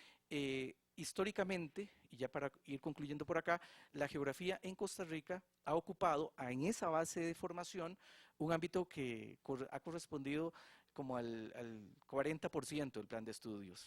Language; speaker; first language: Spanish; native; Spanish